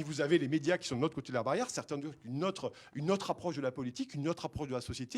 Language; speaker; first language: French; native; French